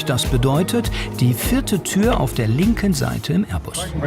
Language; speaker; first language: German; native; German